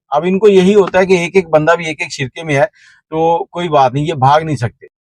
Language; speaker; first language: Urdu; non-native, local second language; Punjabi